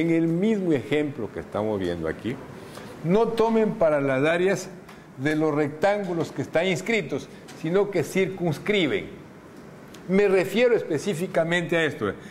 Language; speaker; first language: Spanish; native; Spanish